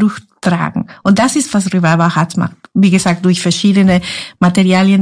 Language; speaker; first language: German; non-native, fluent; Spanish